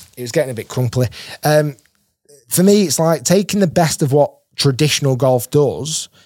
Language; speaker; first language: English; native; English